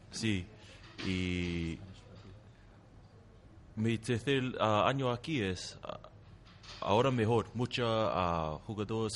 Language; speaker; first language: Spanish; non-native, learner; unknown